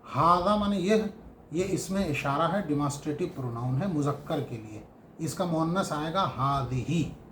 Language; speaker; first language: Urdu; native; Urdu